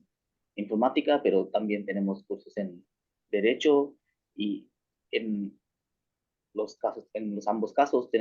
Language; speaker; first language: Spanish; non-native, learner; Bangla